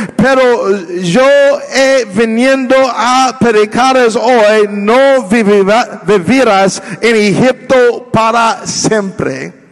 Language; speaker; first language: Spanish; non-native, learner; English